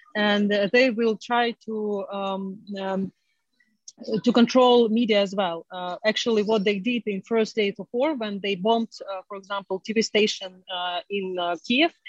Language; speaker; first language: English; non-native, fluent; Ukrainian